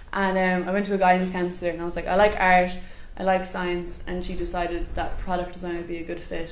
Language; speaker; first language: English; native; English